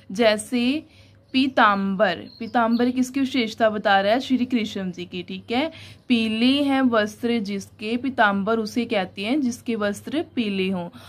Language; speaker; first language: Hindi; non-native, local second language; Punjabi